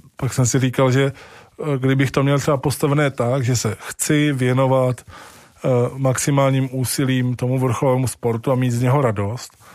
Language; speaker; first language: Czech; native; Czech